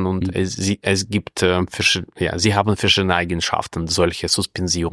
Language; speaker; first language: German; non-native, fluent; Russian